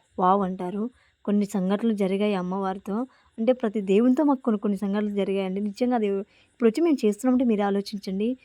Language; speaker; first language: Telugu; native; Telugu